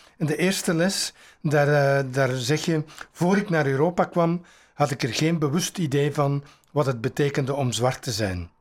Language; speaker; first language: Dutch; native; Dutch